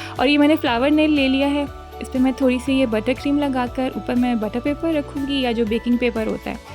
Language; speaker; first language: Urdu; native; Urdu